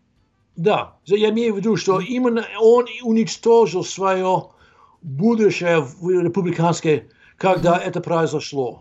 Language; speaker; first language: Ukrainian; non-native, fluent; English